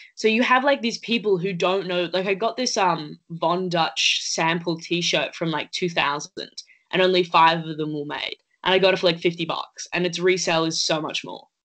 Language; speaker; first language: English; native; English